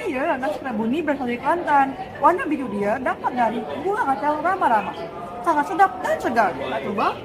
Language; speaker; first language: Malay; non-native, local second language; Indonesian